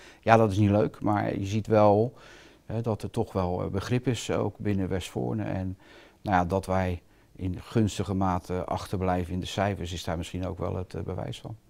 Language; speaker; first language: Dutch; native; Dutch